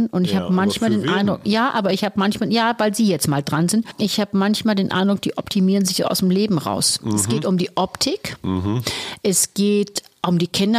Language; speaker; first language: German; native; German